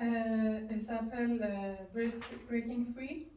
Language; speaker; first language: French; non-native, learner; Persian